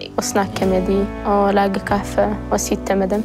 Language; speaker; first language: Norwegian; non-native, learner; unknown